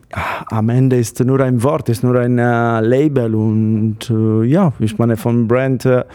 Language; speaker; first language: German; non-native, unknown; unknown